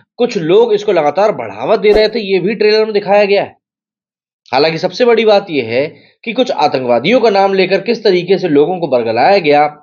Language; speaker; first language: Hindi; native; Hindi